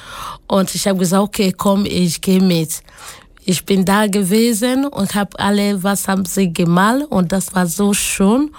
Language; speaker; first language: German; non-native, learner; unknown